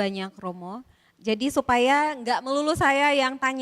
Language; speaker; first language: Indonesian; native; Indonesian